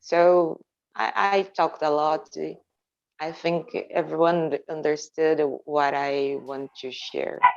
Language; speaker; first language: English; non-native, fluent; Portuguese